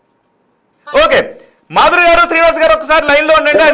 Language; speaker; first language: Telugu; native; Telugu